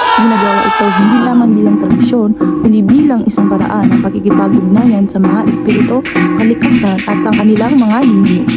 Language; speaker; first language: Filipino; non-native, local second language; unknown